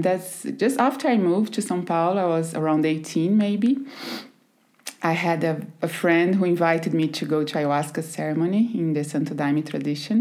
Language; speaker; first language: English; non-native, fluent; Portuguese